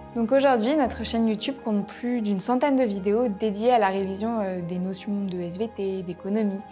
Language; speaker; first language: French; native; French